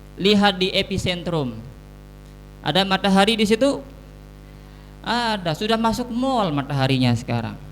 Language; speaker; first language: Indonesian; non-native, local second language; Sasak